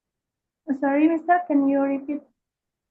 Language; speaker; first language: English; non-native, learner; Indonesian